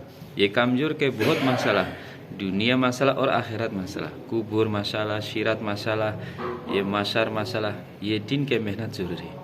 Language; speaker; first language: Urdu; non-native, learner; Indonesian